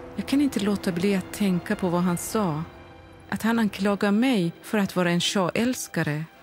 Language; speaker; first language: Swedish; non-native, fluent; Persian